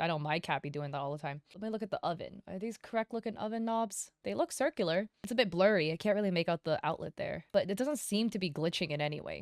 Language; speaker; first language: English; native; English